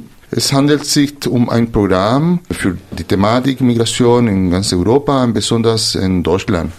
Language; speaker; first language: German; non-native, fluent; Spanish